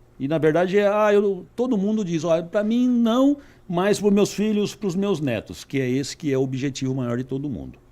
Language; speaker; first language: Portuguese; native; Portuguese